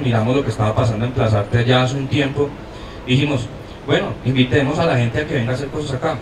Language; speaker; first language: Spanish; native; Spanish